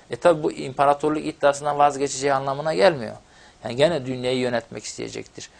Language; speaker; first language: Turkish; non-native, local second language; Kurdish